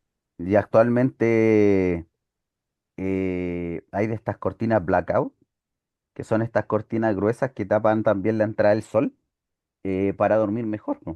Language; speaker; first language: Spanish; native; Spanish